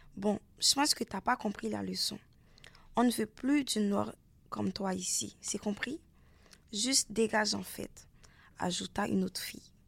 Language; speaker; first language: French; non-native, local second language; Haitian Creole